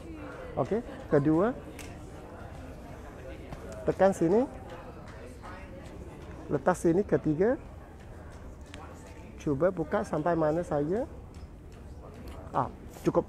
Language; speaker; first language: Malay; non-native, local second language; Cantonese